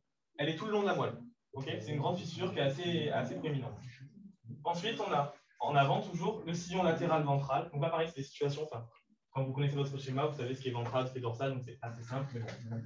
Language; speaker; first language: French; native; French